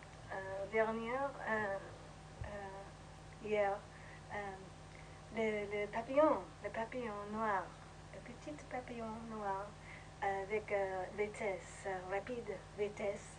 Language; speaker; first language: French; non-native, learner; English